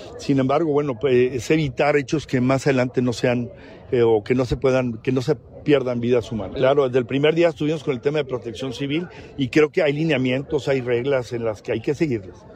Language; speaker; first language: Spanish; native; Spanish